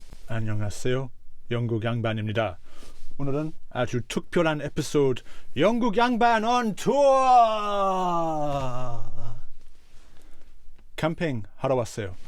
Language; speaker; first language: Korean; non-native, fluent; English